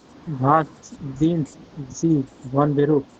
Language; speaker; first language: German; non-native, learner; Bangla